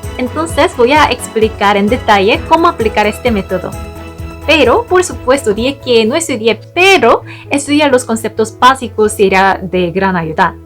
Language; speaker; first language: Spanish; non-native, fluent; Korean